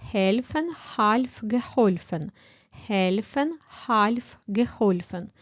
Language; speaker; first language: German; non-native, fluent; Ukrainian